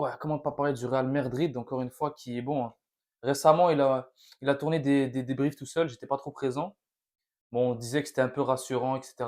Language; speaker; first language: French; native; French